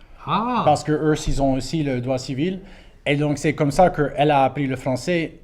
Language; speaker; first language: French; non-native, local second language; English